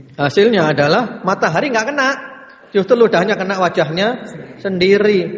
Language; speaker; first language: Indonesian; native; Indonesian